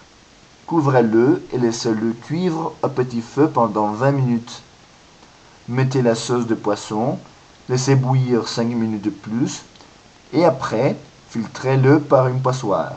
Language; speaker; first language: French; non-native, learner; Spanish